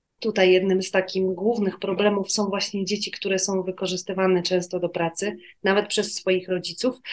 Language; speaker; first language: Polish; native; Polish